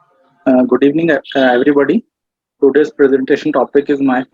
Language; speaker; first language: English; non-native, learner; Hindi